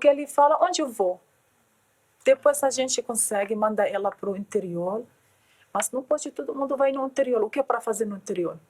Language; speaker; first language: Portuguese; non-native, learner; Arabic